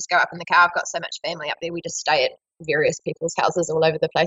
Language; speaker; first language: English; native; English